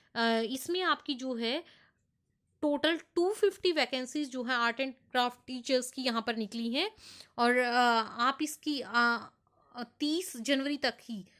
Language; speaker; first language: Hindi; non-native, local second language; Punjabi